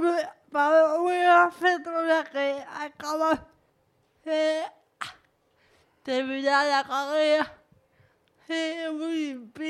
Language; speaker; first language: Spanish; non-native, learner; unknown